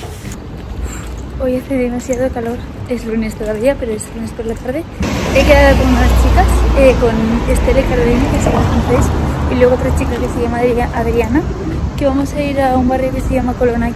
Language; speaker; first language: Spanish; native; Spanish